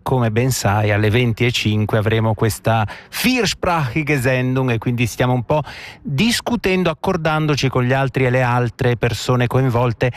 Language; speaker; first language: Italian; native; Italian